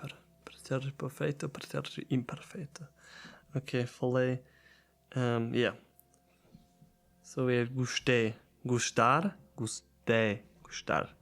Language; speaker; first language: Portuguese; non-native, learner; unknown